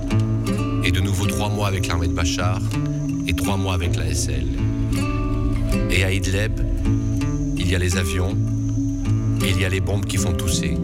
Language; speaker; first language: French; non-native, learner; Arabic